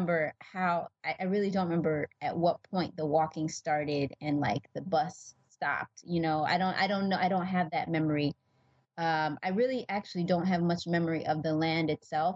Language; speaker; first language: English; early bilingual, other home language; Oromo